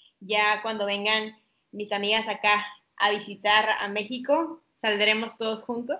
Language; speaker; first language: Spanish; native; Spanish